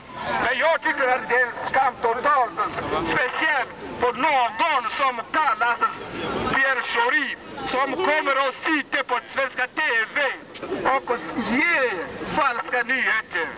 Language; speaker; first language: Swedish; non-native, learner; French